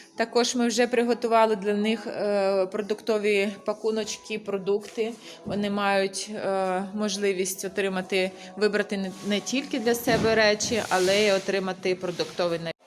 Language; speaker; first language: Ukrainian; native; Ukrainian